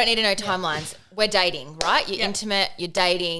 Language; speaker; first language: English; native; English